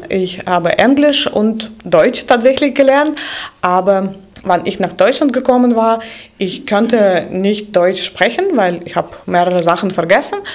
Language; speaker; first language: German; non-native, fluent; Russian